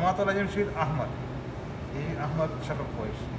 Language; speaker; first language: Arabic; non-native, learner; Urdu